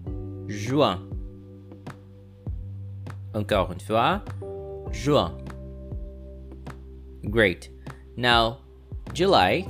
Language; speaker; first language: French; non-native, fluent; Portuguese